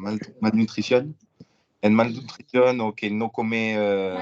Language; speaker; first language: Spanish; non-native, learner; French